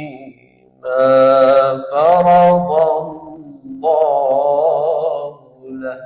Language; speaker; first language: Arabic; native; Arabic